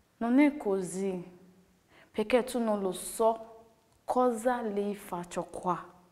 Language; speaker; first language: Italian; non-native, learner; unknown